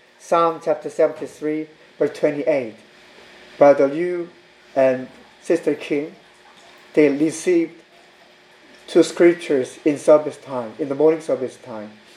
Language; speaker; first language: English; non-native, learner; Korean